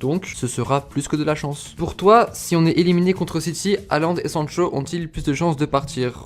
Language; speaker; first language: French; native; French